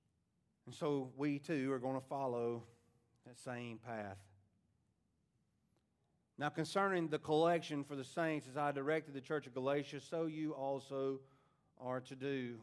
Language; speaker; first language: English; native; English